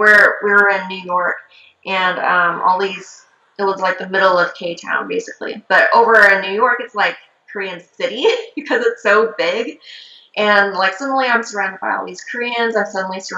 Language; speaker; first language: English; early bilingual, other home language; Korean